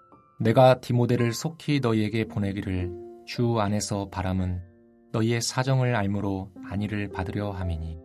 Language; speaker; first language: Korean; native; Korean